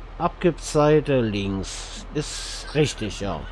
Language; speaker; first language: German; native; German